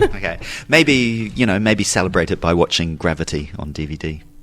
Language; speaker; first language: English; native; English